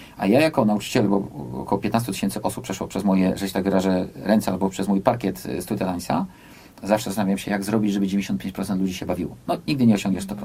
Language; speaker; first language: Polish; native; Polish